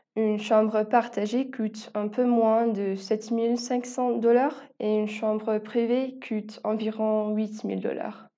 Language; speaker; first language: French; non-native, fluent; English